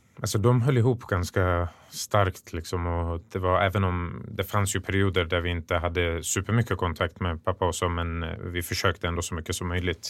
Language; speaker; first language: Swedish; early bilingual, other home language; Persian